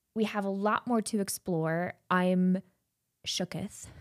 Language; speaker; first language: English; non-native, fluent; German